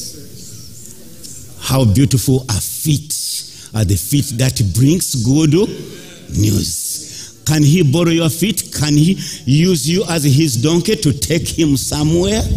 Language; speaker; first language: English; non-native, local second language; Ganda